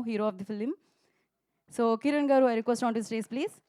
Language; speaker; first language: Telugu; native; Telugu